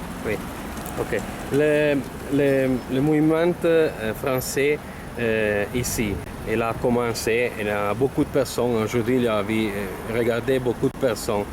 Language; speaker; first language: French; non-native, learner; Italian